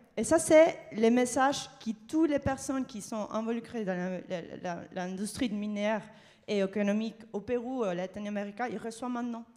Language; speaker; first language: French; non-native, fluent; Spanish